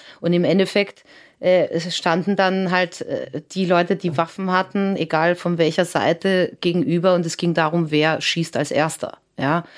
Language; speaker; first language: German; early bilingual, other home language; Serbian